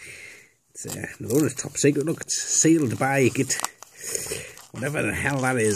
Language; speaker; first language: English; native; English